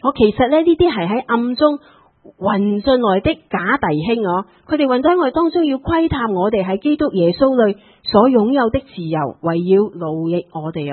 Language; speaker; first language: Chinese; non-native, local second language; Cantonese